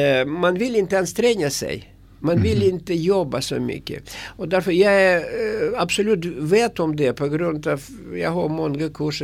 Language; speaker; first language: Swedish; non-native, fluent; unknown